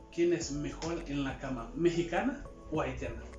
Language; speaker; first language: Spanish; non-native, learner; Haitian Creole